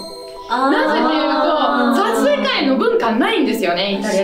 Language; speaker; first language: Japanese; non-native, fluent; Italian